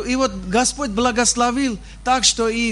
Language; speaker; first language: Russian; non-native, fluent; Armenian